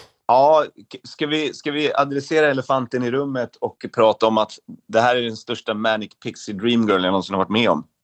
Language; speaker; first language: Swedish; native; Swedish